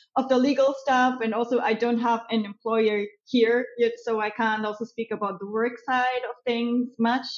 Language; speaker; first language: English; non-native, fluent; German